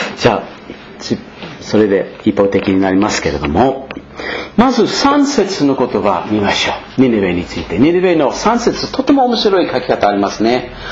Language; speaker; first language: Japanese; non-native, fluent; English